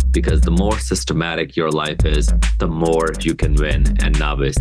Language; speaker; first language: English; non-native, local second language; Punjabi